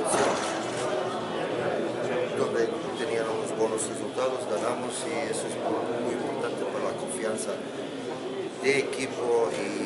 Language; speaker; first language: Spanish; non-native, fluent; Croatian